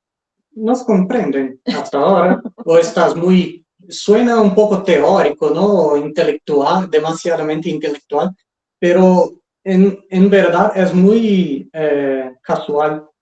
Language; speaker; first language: Spanish; non-native, fluent; Portuguese